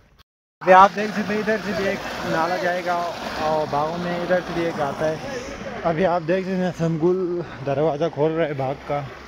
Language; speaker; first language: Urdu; non-native, local second language; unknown